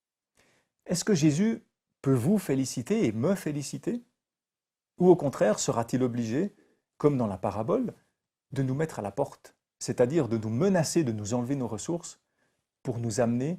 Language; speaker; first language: French; native; French